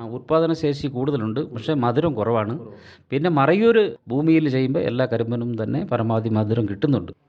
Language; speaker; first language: Malayalam; non-native, local second language; Tamil